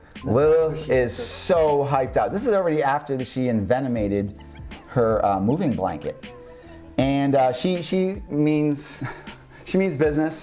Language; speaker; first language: English; native; English